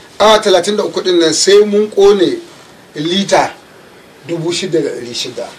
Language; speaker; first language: Hausa; native; Hausa